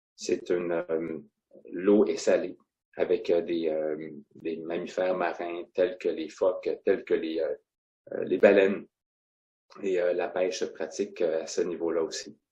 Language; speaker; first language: French; non-native, local second language; Innu-aimun